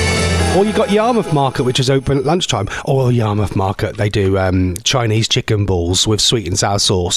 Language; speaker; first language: English; native; English